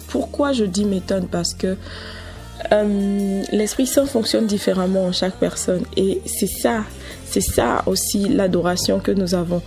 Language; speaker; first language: French; non-native, local second language; Ewe